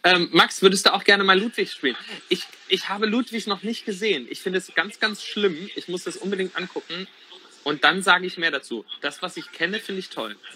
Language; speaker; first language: German; native; German